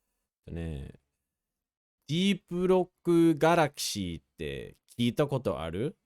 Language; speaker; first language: Japanese; non-native, fluent; English